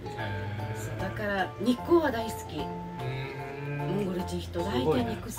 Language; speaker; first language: Japanese; non-native, fluent; Mongolian